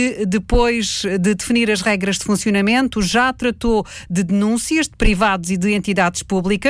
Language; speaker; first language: Portuguese; native; Portuguese